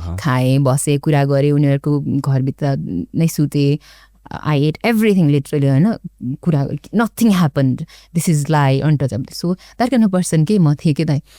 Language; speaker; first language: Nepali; non-native, local second language; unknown